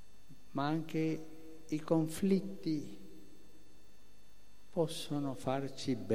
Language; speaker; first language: Italian; non-native, fluent; Spanish